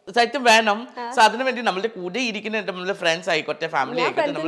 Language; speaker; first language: Malayalam; non-native, fluent; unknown